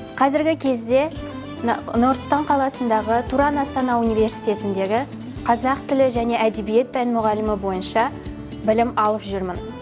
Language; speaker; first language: Kazakh; non-native, local second language; Russian